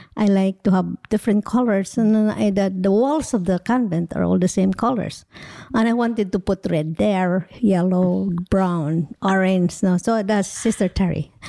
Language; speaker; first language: English; non-native, local second language; Hiligaynon